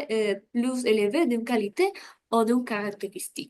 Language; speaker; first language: French; non-native, learner; Spanish